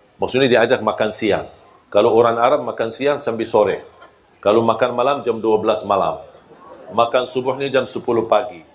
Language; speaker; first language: Malay; non-native, fluent; Arabic